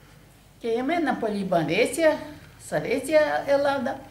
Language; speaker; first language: Greek; non-native, learner; Russian